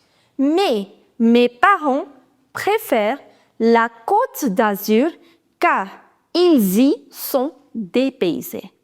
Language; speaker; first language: French; non-native, fluent; Hindi